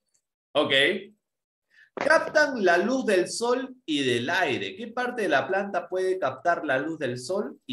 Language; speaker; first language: Spanish; native; Spanish